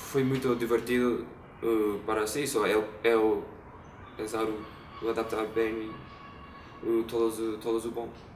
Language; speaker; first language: Portuguese; non-native, learner; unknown